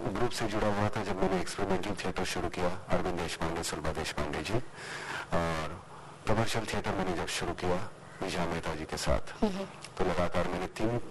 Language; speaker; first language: Hindi; non-native, local second language; Marathi